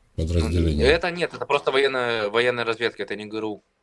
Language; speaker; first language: Russian; native; Russian